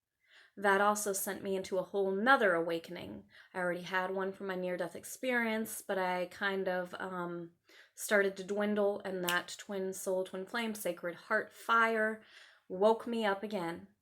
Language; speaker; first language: English; native; English